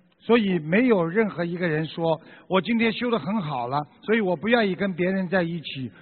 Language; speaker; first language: Chinese; native; Chinese